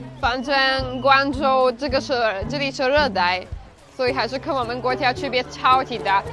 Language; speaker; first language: Chinese; non-native, fluent; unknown